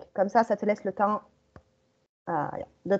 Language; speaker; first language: French; native; French